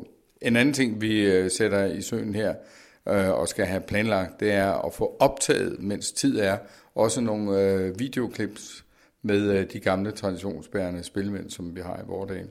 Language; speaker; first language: Danish; native; Danish